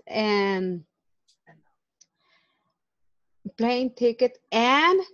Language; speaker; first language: English; non-native, learner; Spanish